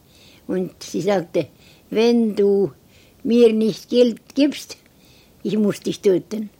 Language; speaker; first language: German; non-native, learner; Estonian